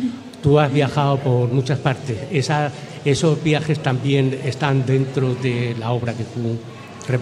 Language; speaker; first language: Spanish; native; Spanish